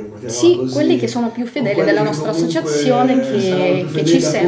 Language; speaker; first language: Italian; non-native, fluent; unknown